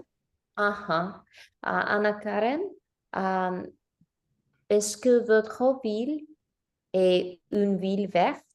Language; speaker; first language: French; non-native, learner; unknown